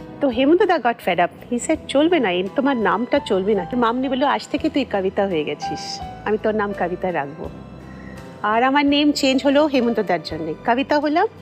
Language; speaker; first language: Bangla; non-native, local second language; Tamil